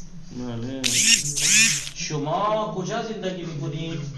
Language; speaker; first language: Persian; non-native, fluent; Urdu